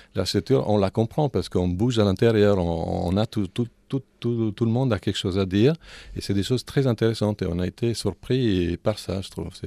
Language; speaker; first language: French; non-native, fluent; Italian